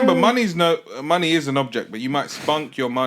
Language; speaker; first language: English; native; English